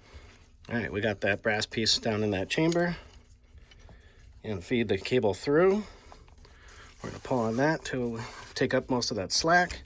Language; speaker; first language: English; native; English